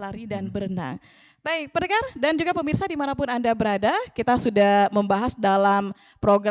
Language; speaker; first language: Indonesian; native; Indonesian